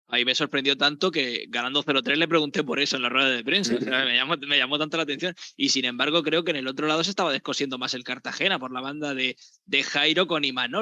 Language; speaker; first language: Spanish; native; Spanish